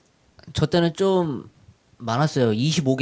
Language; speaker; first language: Korean; native; Korean